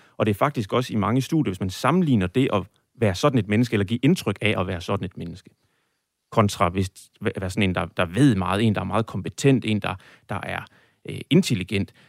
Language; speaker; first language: Danish; native; Danish